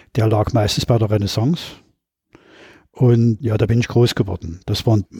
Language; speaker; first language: German; native; German